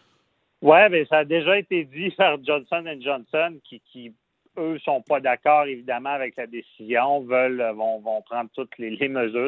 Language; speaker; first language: French; native; French